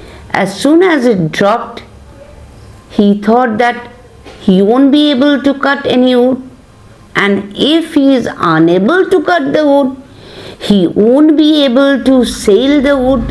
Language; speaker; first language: English; non-native, local second language; Bangla